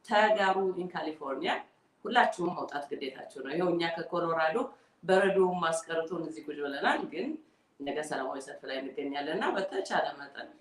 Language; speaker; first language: Amharic; non-native, local second language; Tigrinya